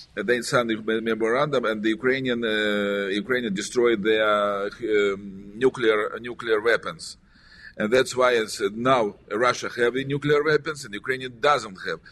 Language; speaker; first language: English; non-native, learner; Russian